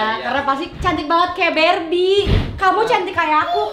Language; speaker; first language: Indonesian; native; Indonesian